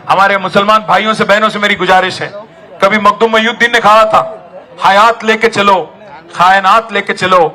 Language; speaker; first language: Hindi; non-native, local second language; Telugu